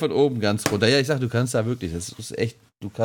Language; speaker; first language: German; native; German